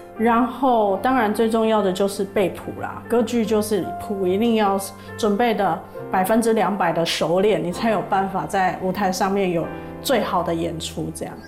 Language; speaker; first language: Chinese; native; Chinese